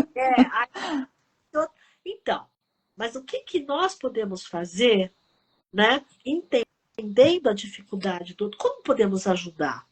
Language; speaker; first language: Portuguese; early bilingual, other home language; Chinese